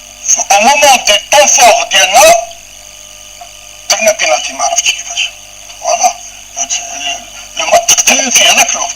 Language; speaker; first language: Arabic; native; Arabic